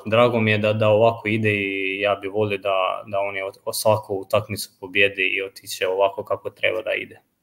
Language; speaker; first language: Croatian; non-native, fluent; Albanian